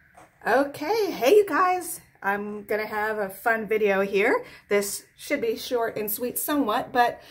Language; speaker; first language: English; native; English